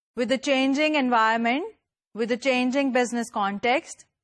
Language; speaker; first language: English; non-native, local second language; Urdu